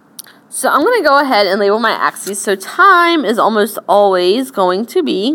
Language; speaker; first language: English; native; English